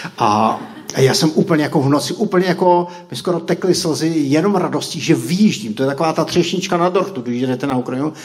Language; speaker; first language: Czech; native; Czech